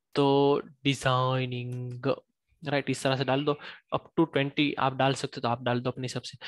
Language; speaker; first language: Hindi; native; Hindi